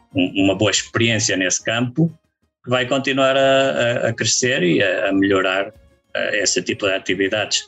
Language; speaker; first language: Portuguese; native; Portuguese